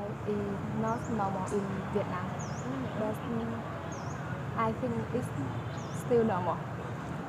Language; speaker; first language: English; non-native, learner; Vietnamese